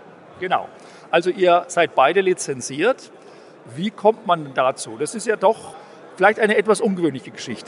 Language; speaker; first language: German; native; German